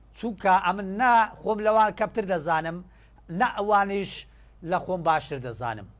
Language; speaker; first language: Central Kurdish; non-native, local second language; Turkish